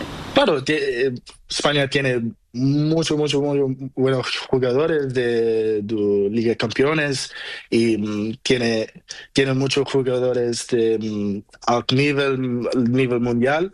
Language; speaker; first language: Spanish; non-native, learner; Portuguese